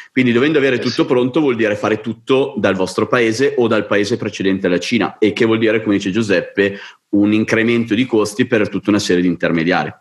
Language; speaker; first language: Italian; native; Italian